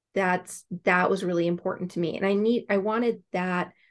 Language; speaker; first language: English; native; English